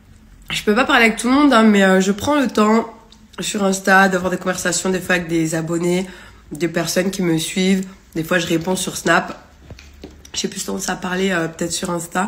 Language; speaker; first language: French; native; French